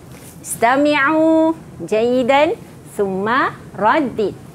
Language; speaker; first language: Arabic; non-native, fluent; Malay